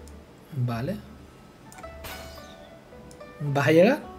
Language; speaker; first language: Spanish; native; Spanish